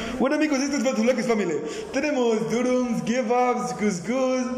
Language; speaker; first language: Spanish; non-native, local second language; Catalan